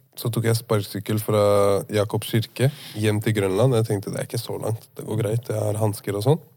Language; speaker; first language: Norwegian; native; Norwegian